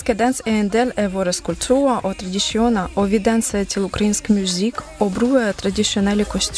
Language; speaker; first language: Danish; non-native, learner; Ukrainian